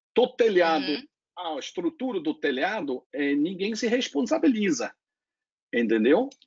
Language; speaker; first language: Portuguese; non-native, fluent; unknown